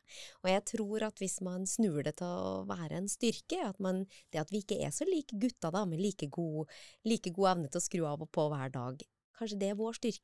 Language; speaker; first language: Norwegian; native; Norwegian